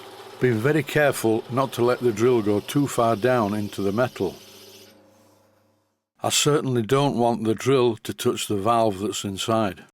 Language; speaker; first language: English; native; English